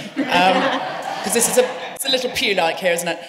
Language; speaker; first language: English; native; English